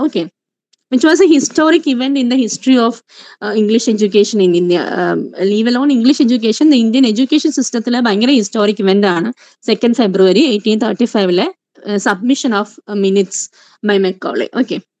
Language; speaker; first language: English; non-native, local second language; Malayalam